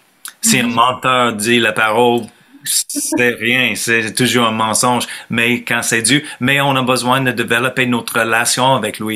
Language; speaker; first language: French; non-native, fluent; English